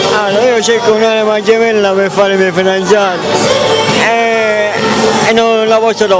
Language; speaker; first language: Italian; non-native, local second language; Sicilian